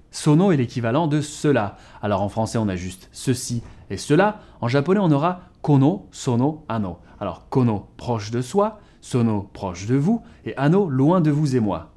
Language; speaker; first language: French; native; French